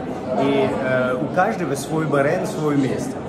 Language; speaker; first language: Russian; non-native, fluent; French